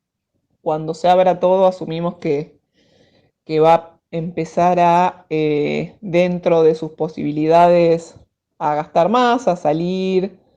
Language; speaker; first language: Spanish; native; Spanish